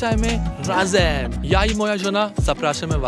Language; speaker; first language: Polish; non-native, learner; Hindi